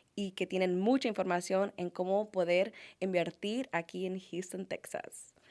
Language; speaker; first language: Spanish; early bilingual, heritage; Spanish